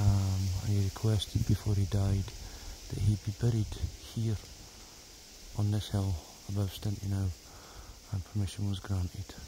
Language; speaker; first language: English; native; English